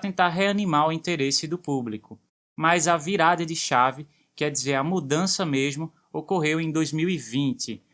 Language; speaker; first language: Portuguese; native; Portuguese